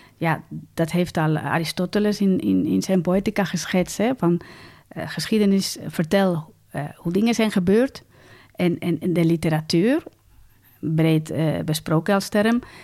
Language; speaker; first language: Dutch; non-native, fluent; Spanish